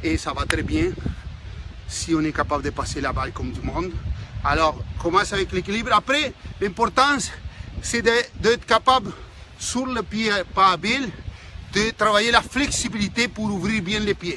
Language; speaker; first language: French; non-native, fluent; Spanish